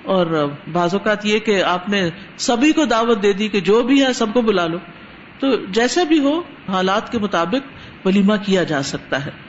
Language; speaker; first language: Urdu; non-native, local second language; Punjabi